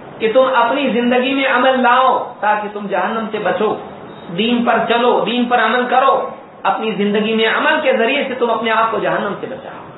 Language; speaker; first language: Urdu; native; Urdu